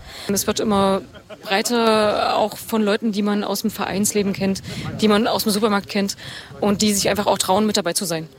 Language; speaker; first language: German; native; German